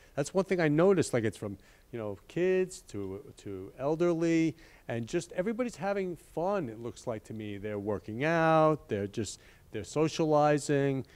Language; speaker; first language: English; native; English